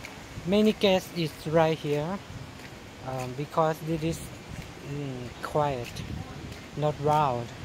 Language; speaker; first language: English; non-native, learner; Thai